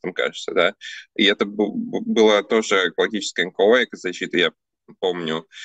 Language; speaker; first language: Russian; early bilingual, other home language; Armenian